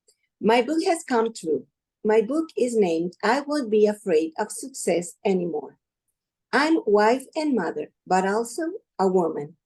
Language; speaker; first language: English; non-native, learner; Spanish